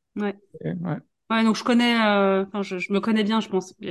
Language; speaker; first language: French; native; French